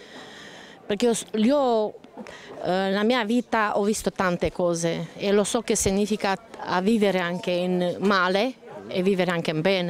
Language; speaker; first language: Italian; non-native, learner; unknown